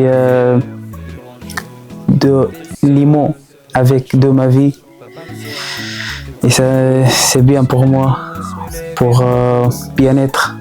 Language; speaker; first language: French; non-native, learner; Arabic